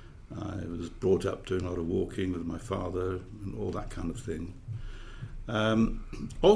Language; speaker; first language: English; native; English